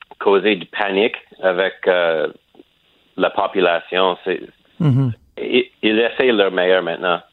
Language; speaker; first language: French; non-native, learner; English